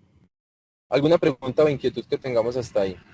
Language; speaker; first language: Spanish; native; Spanish